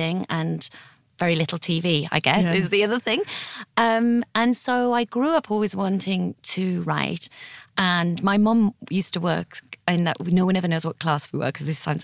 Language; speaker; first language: English; native; English